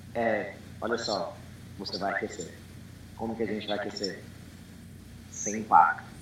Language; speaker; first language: Portuguese; early bilingual, heritage; English